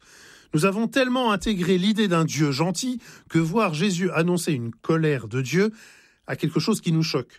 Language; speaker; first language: French; native; French